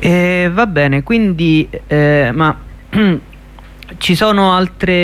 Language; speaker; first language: Italian; native; Italian